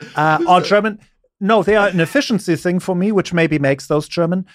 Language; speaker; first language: English; non-native, fluent; German